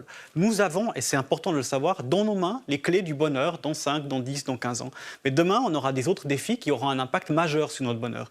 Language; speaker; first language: French; native; French